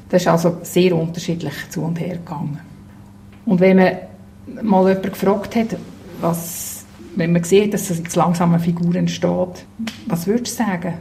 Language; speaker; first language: German; native; German